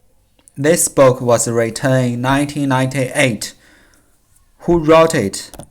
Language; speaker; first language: English; non-native, learner; Chinese